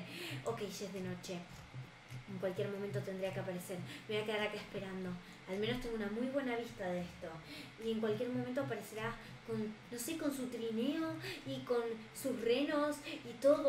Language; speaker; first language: Spanish; native; Spanish